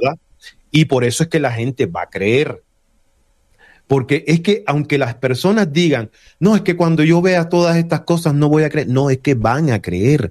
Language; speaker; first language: Spanish; native; Spanish